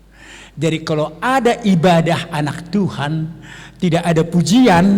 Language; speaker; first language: Indonesian; native; Indonesian